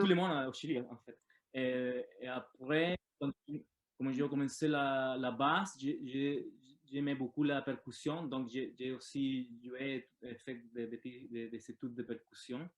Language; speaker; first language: French; non-native, learner; Spanish